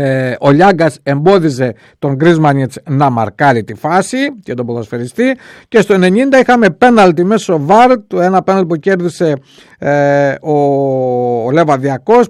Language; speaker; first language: Greek; native; Greek